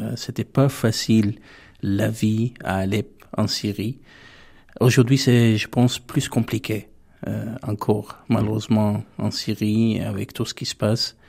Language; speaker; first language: French; non-native, fluent; Armenian